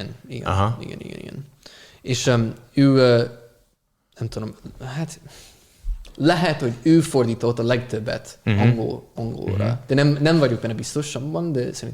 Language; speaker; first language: Hungarian; non-native, fluent; English